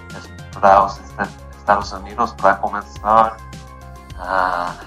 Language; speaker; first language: Spanish; non-native, learner; English